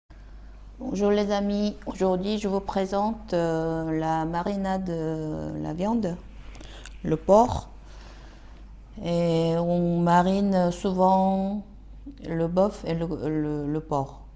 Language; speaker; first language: French; non-native, fluent; Korean